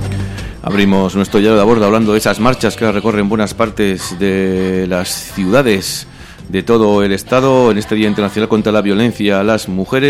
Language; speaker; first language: Spanish; native; Spanish